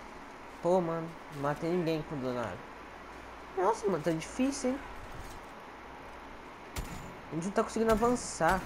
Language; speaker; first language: Portuguese; native; Portuguese